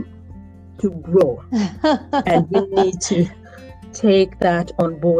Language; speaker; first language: English; non-native, local second language; Acoli